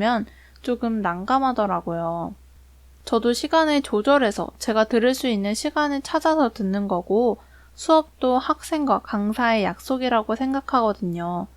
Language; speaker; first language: Korean; native; Korean